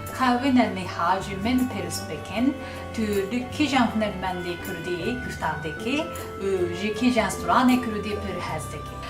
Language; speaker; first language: Kurdish; non-native, learner; Japanese